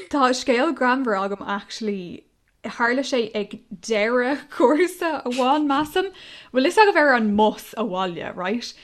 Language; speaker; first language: Irish; non-native, local second language; English